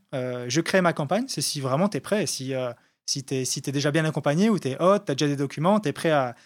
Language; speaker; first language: French; native; French